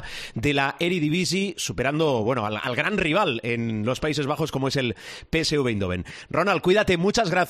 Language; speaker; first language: Spanish; native; Spanish